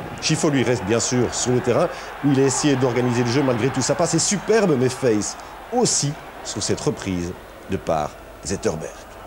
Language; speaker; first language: French; native; French